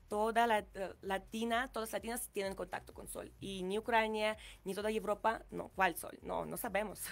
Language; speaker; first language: Spanish; non-native, learner; Ukrainian